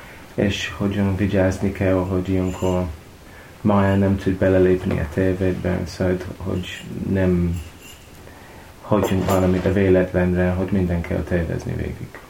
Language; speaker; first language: Hungarian; non-native, learner; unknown